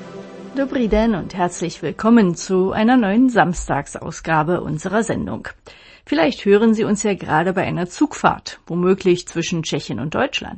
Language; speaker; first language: German; native; German